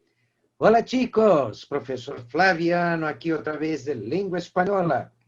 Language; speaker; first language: Spanish; non-native, fluent; Portuguese